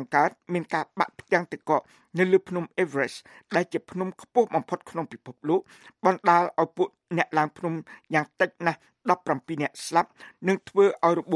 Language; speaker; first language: Khmer; native; Khmer